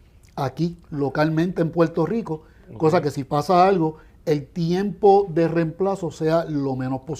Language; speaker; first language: Spanish; native; Spanish